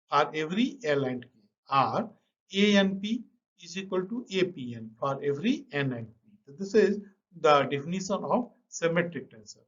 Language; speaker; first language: English; non-native, local second language; Hindi